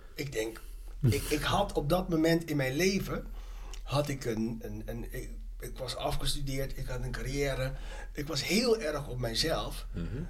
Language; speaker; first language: Dutch; native; Dutch